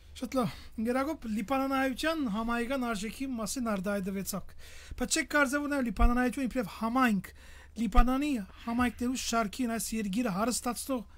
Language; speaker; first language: Armenian; early bilingual, heritage; Armenian